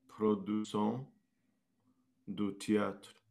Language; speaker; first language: French; non-native, learner; English